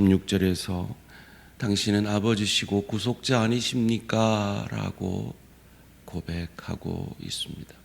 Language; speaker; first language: Korean; native; Korean